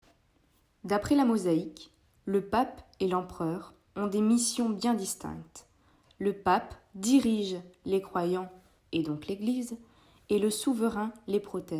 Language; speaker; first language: French; native; French